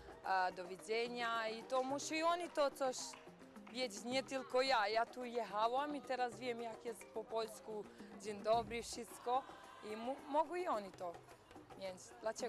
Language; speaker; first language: Polish; non-native, learner; Albanian